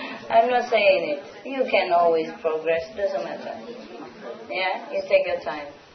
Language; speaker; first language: English; non-native, fluent; Vietnamese